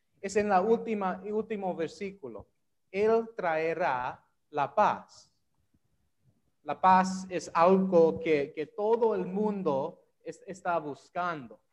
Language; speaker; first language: Spanish; non-native, learner; English